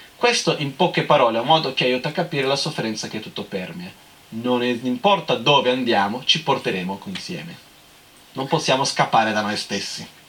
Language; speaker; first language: Italian; non-native, fluent; Portuguese